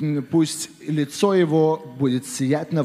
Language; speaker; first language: Russian; native; Russian